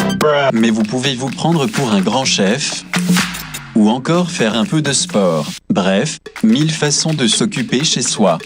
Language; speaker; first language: French; native; French